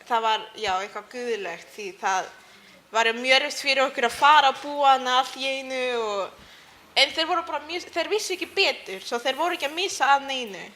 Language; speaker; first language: Icelandic; early bilingual, other home language; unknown